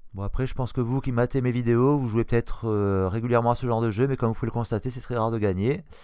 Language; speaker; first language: French; native; French